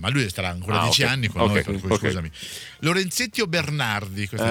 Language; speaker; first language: Italian; native; Italian